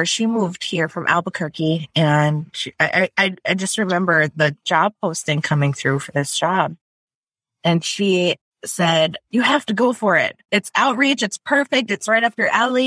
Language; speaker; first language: English; native; English